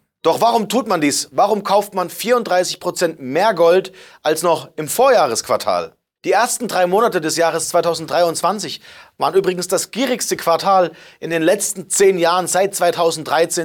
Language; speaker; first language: German; native; German